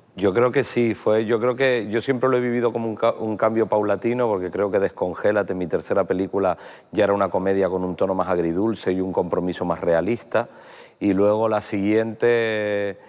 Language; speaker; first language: Spanish; native; Spanish